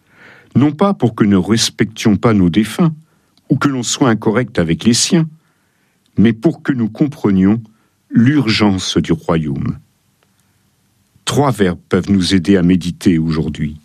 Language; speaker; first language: French; native; French